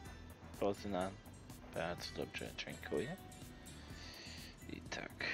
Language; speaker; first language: Polish; non-native, learner; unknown